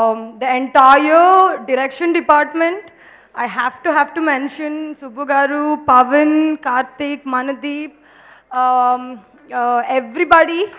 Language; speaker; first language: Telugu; non-native, learner; Kannada